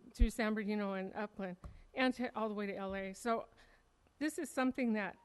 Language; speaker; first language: English; native; English